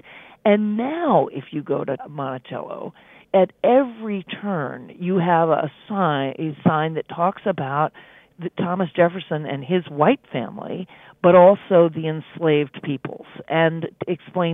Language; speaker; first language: English; native; English